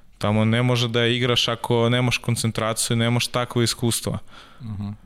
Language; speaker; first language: Serbian; non-native, learner; Russian